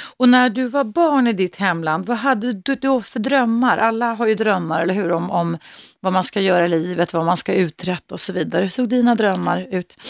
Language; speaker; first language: Swedish; native; Swedish